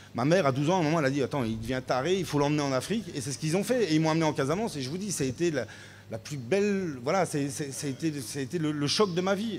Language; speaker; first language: French; native; French